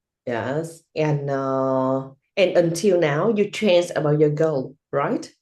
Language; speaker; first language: English; non-native, learner; Vietnamese